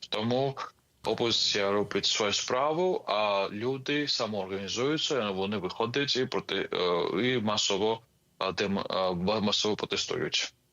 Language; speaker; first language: Ukrainian; non-native, fluent; Georgian